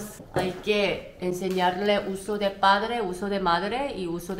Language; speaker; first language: Spanish; non-native, fluent; Korean